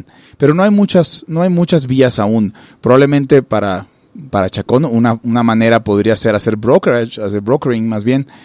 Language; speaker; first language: Spanish; native; Spanish